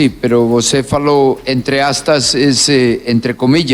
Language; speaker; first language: Portuguese; non-native, learner; Spanish